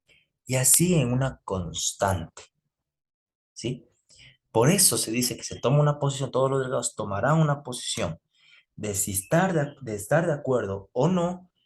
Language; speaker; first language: Spanish; native; Spanish